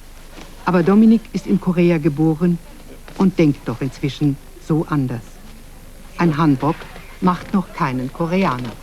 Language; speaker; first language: German; native; German